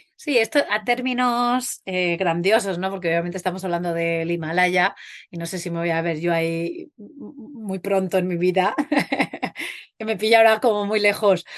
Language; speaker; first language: Spanish; native; Spanish